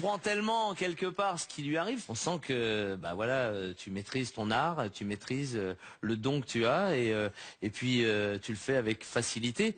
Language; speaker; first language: French; native; French